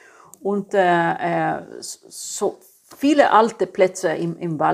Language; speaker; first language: German; non-native, fluent; Swedish